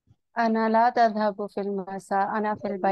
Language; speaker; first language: Arabic; non-native, learner; Urdu